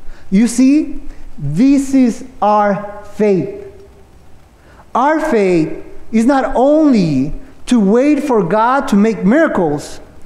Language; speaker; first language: English; non-native, fluent; Spanish